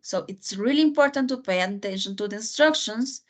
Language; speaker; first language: English; non-native, fluent; Spanish